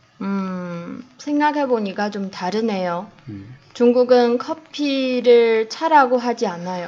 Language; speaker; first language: Korean; non-native, fluent; Chinese